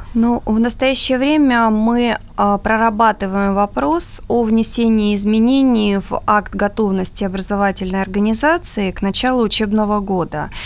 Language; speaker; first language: Russian; native; Russian